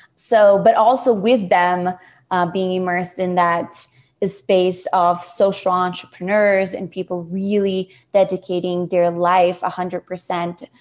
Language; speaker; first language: English; non-native, fluent; Portuguese